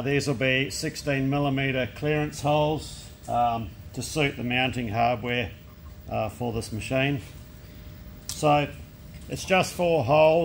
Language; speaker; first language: English; native; English